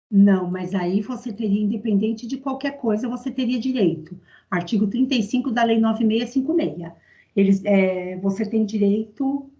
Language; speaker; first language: Portuguese; native; Portuguese